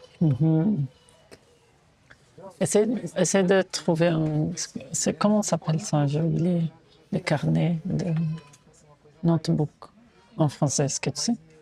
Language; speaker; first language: French; non-native, fluent; Portuguese